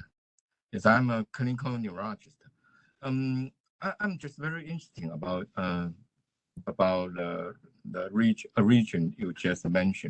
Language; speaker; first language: English; non-native, fluent; Chinese